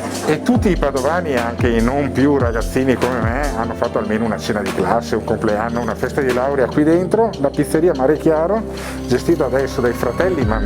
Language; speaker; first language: Italian; native; Italian